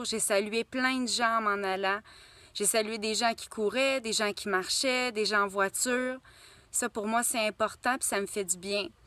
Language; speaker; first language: French; native; French